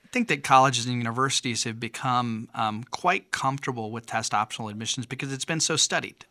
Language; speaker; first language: English; native; English